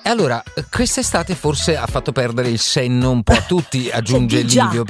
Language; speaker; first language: Italian; native; Italian